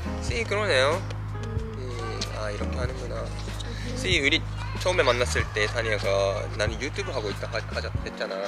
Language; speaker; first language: Korean; non-native, fluent; Japanese